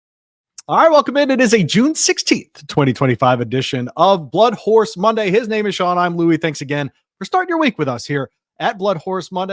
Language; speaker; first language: English; native; English